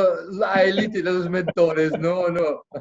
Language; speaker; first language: Spanish; non-native, fluent; Portuguese